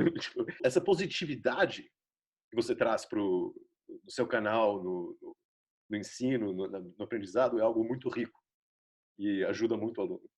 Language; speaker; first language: Portuguese; native; Portuguese